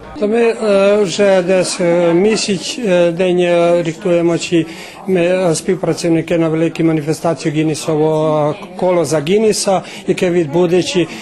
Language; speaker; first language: Ukrainian; early bilingual, heritage; Ukrainian